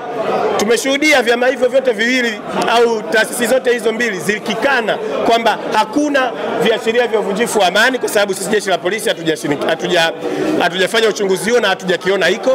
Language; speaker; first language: Swahili; native; Swahili